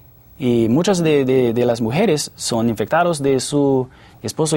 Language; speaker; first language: Spanish; non-native, fluent; English